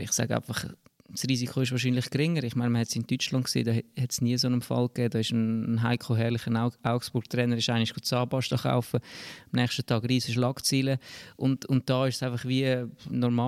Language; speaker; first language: German; native; German